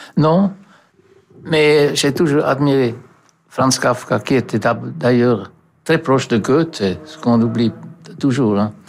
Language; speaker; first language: French; non-native, fluent; German